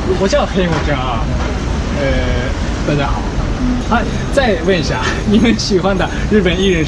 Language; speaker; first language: Chinese; non-native, fluent; Japanese